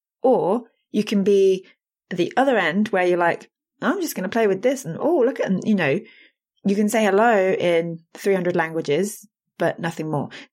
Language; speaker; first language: English; native; English